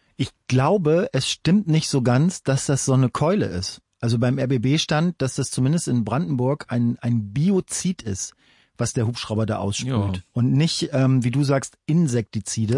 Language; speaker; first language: German; native; German